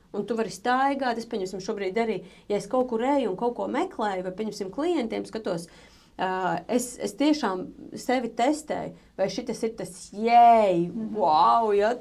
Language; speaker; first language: Latvian; native; Latvian